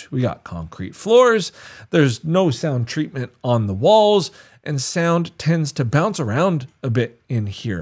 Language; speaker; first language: English; native; English